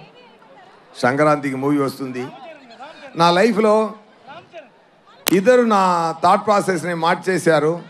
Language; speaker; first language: Telugu; non-native, learner; Tamil